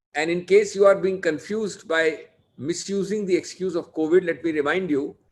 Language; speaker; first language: English; non-native, local second language; Hindi